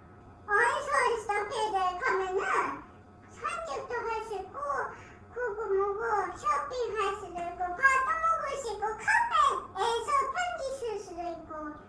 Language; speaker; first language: Korean; non-native, fluent; Japanese